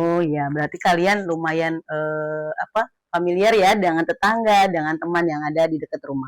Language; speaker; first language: Indonesian; native; Indonesian